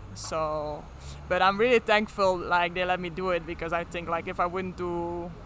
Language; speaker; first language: English; non-native, fluent; Dutch